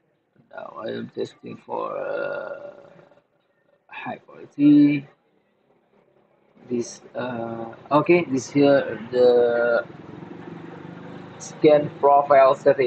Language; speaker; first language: English; non-native, learner; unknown